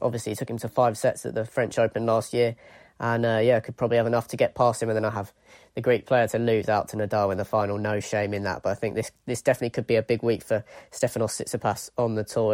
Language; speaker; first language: English; native; English